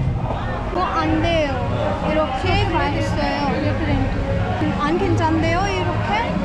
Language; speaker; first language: Korean; non-native, learner; Hindi